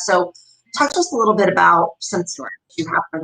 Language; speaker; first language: English; native; English